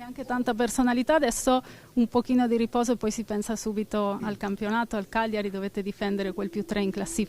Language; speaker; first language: Italian; native; Italian